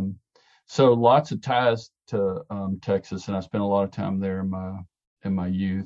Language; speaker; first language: English; native; English